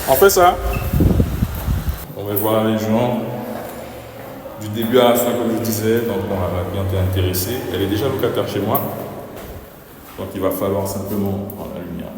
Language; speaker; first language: French; native; French